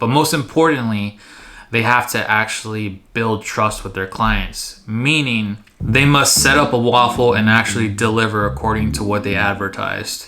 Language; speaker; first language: English; native; English